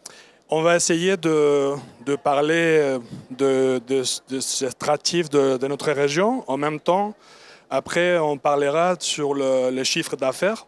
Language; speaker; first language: French; non-native, learner; Spanish